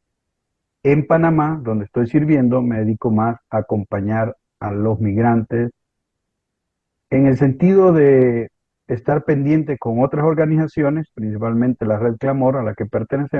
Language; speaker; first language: Spanish; native; Spanish